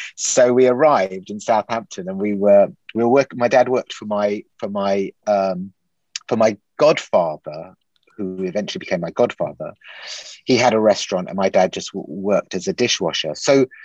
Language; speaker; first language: English; native; English